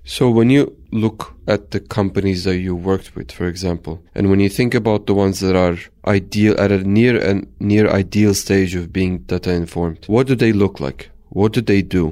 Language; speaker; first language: English; non-native, fluent; Turkish